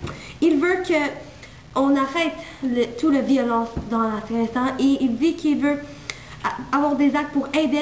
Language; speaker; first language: French; non-native, local second language; English